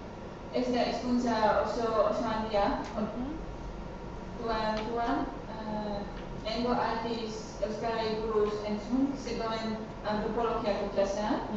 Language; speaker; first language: Basque; non-native, learner; Polish